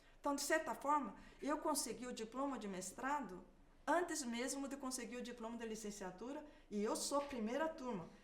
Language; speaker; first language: Portuguese; early bilingual, other home language; Japanese